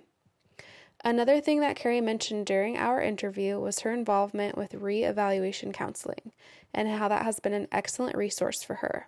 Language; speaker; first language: English; native; English